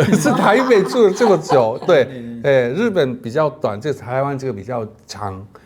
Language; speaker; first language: Chinese; non-native, fluent; Japanese